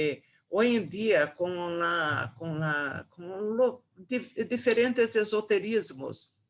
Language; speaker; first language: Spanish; non-native, fluent; Portuguese